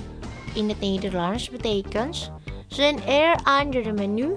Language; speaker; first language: Dutch; non-native, fluent; Indonesian